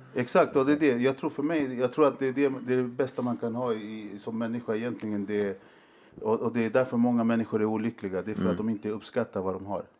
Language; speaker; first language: Swedish; early bilingual, other home language; Spanish